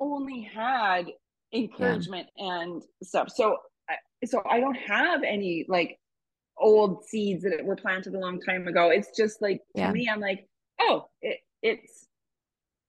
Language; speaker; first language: English; native; English